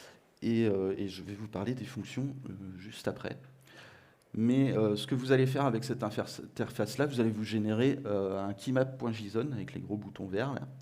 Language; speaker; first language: French; native; French